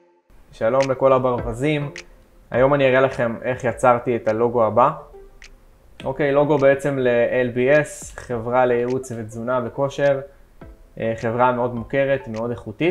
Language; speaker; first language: Hebrew; native; Hebrew